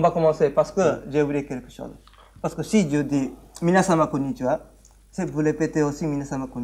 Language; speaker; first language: French; non-native, learner; Japanese